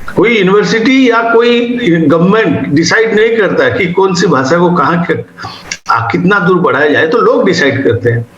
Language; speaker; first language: Hindi; non-native, local second language; Odia